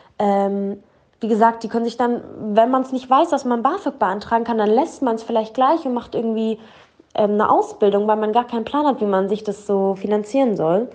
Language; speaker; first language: German; early bilingual, other home language; Arabic